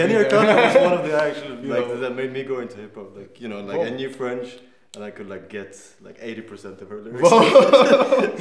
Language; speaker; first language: English; non-native, fluent; Danish